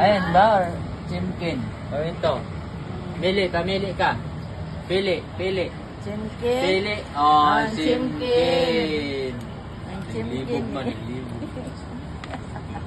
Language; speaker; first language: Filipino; non-native, local second language; Cebuano